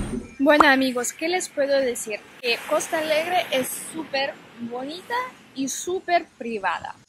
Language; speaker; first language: Spanish; non-native, fluent; Russian